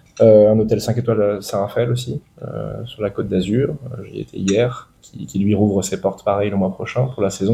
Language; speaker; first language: French; native; French